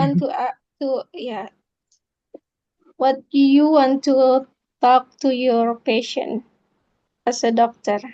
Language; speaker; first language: English; non-native, fluent; Indonesian